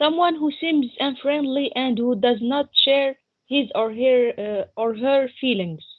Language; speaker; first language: English; non-native, learner; Arabic